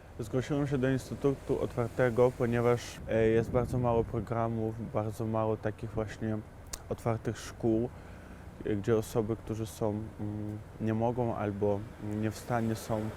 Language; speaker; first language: Polish; non-native, fluent; Ukrainian